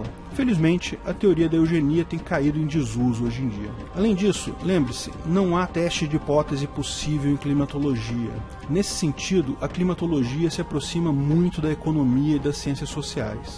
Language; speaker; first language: Portuguese; native; Portuguese